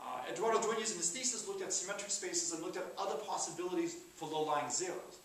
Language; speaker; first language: English; native; English